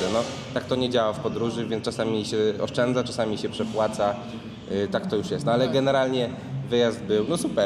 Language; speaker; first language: Polish; native; Polish